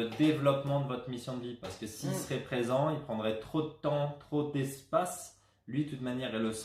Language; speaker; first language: French; native; French